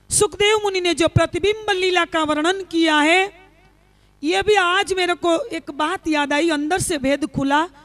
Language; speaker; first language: Hindi; non-native, local second language; Gujarati